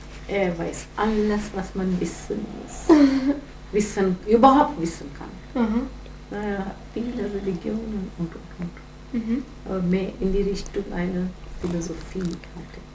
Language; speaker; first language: German; non-native, fluent; Gujarati